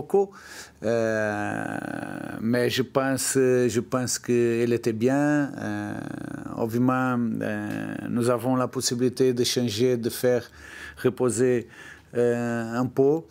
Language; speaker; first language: French; non-native, learner; Portuguese